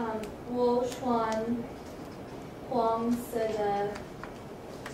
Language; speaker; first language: Chinese; non-native, learner; English